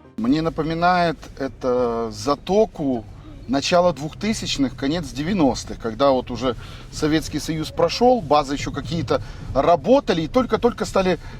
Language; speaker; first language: Russian; native; Russian